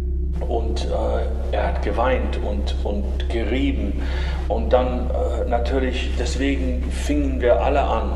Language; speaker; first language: German; non-native, fluent; English